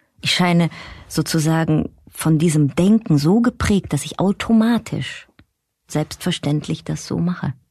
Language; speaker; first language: German; early bilingual, other home language; Russian